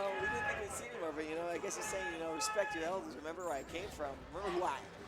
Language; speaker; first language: English; native; English